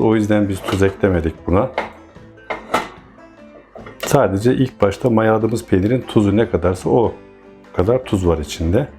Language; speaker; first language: Turkish; native; Turkish